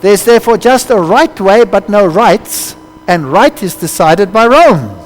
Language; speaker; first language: English; non-native, local second language; Afrikaans